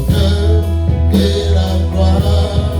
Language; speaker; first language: French; non-native, local second language; Lingala